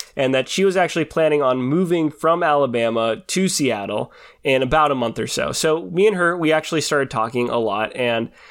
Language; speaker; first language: English; native; English